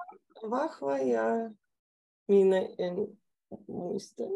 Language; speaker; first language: Finnish; non-native, learner; Russian